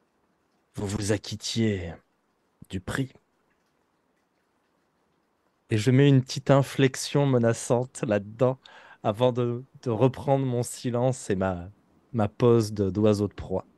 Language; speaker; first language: French; native; French